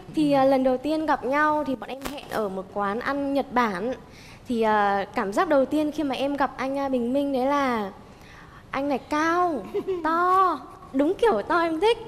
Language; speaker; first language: Vietnamese; native; Vietnamese